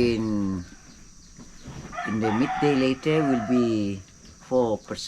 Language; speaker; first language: English; non-native, fluent; Indonesian